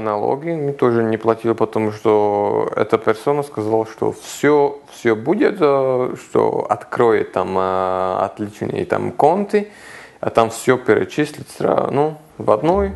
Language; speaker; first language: Russian; non-native, local second language; Lithuanian